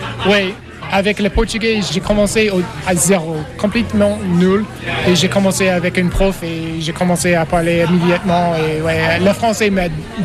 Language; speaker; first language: French; non-native, learner; English